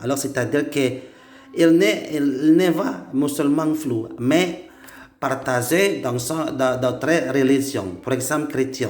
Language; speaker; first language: French; non-native, learner; Indonesian